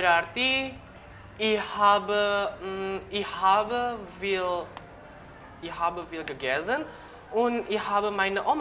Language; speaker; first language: German; non-native, learner; Indonesian